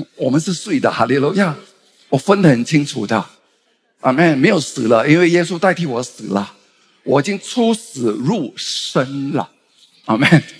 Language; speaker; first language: Chinese; native; Chinese